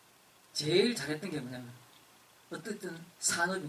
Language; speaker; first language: Korean; native; Korean